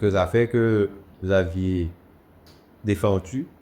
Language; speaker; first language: French; non-native, local second language; Morisyen